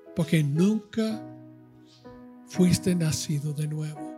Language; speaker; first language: Spanish; non-native, fluent; English